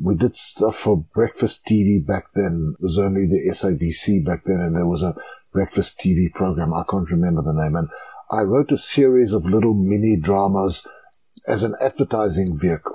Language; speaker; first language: English; non-native, local second language; Afrikaans